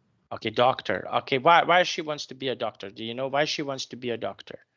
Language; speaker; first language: English; non-native, fluent; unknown